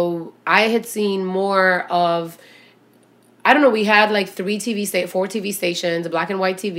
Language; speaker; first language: English; early bilingual, other home language; Albanian